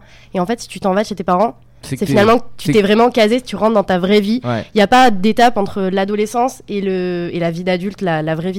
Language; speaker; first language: French; native; French